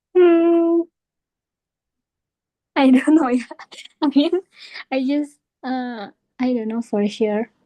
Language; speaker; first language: English; non-native, learner; Indonesian